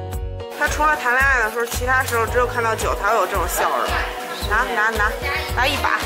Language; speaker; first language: Chinese; native; Chinese